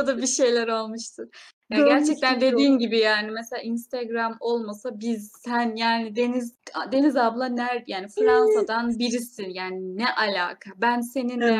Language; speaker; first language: Turkish; native; Turkish